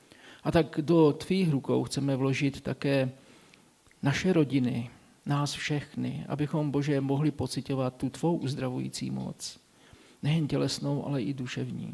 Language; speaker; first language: Czech; native; Czech